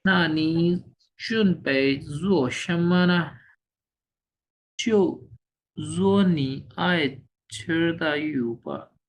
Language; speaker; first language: Chinese; non-native, learner; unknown